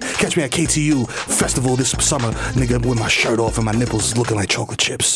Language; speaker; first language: English; early bilingual, other home language; Spanish